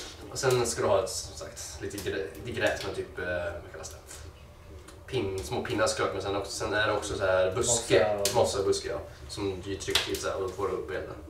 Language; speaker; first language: Swedish; native; Swedish